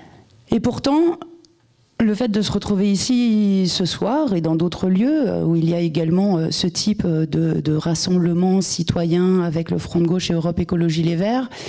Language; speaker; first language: French; native; French